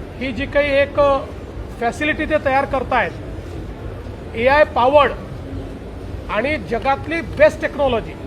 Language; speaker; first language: Marathi; native; Marathi